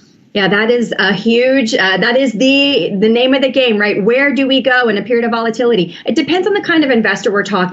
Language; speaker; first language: English; native; English